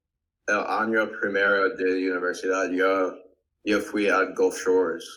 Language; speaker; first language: Spanish; non-native, learner; English